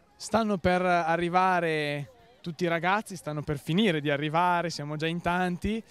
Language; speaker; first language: Italian; non-native, fluent; Portuguese